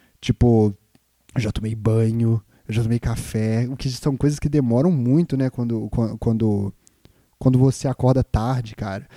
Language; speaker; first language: Portuguese; native; Portuguese